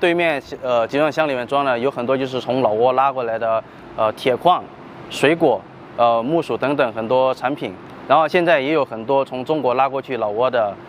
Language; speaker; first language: Chinese; non-native, fluent; Lao